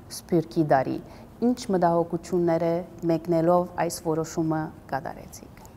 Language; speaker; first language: Armenian; early bilingual, heritage; Armenian